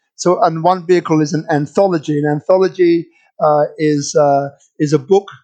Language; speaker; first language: English; native; English